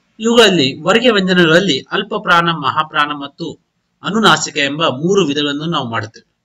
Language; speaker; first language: Kannada; non-native, local second language; Urdu